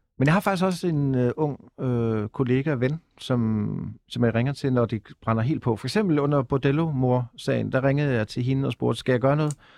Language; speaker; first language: Danish; native; Danish